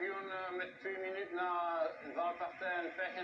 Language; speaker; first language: Dutch; non-native, local second language; French